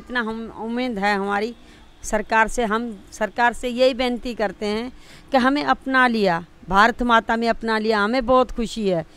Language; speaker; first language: Urdu; non-native, local second language; Sindhi